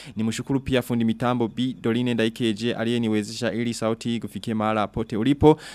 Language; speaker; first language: Swahili; non-native, local second language; Rundi